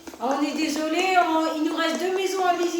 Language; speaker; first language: French; native; French